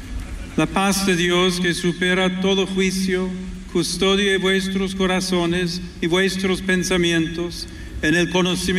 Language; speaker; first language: Spanish; non-native, fluent; English